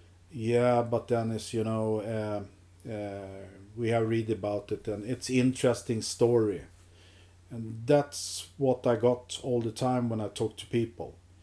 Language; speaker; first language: English; non-native, fluent; Swedish